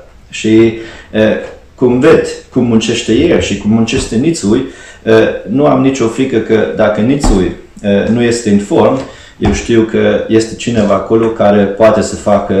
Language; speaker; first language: Romanian; non-native, fluent; Hungarian